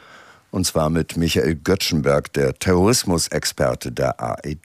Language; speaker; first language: German; native; German